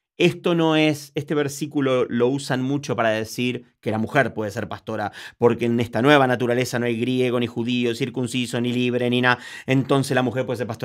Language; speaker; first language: Spanish; native; Spanish